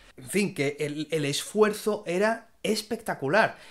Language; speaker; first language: Spanish; native; Spanish